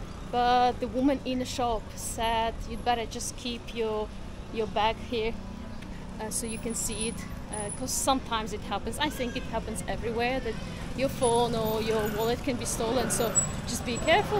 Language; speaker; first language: English; non-native, fluent; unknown